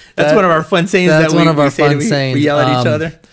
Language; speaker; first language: English; native; English